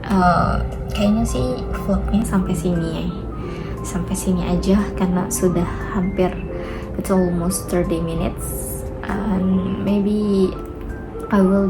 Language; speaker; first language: English; non-native, learner; Indonesian